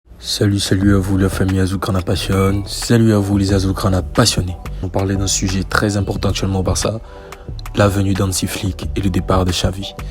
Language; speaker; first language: French; native; French